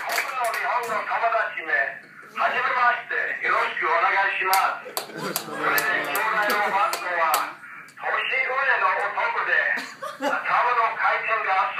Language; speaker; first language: Japanese; non-native, learner; English